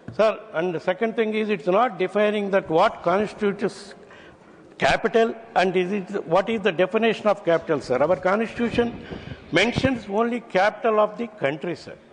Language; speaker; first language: Telugu; native; Telugu